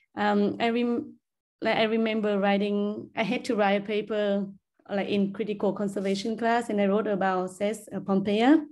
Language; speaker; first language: English; non-native, fluent; Vietnamese